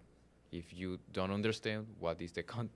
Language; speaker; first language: English; non-native, learner; Spanish